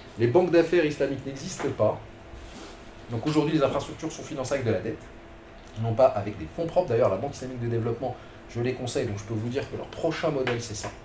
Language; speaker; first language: French; non-native, local second language; Arabic